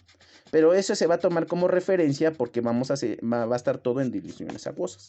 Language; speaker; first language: Spanish; native; Spanish